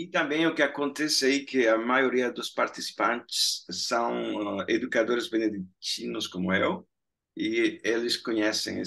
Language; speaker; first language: Portuguese; non-native, fluent; Spanish